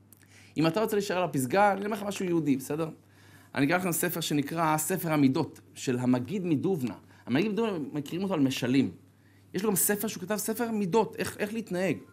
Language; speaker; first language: Hebrew; native; Hebrew